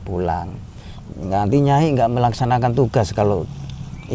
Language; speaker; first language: Indonesian; native; Indonesian